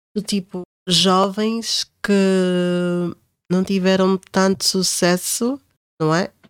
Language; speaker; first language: Portuguese; native; Portuguese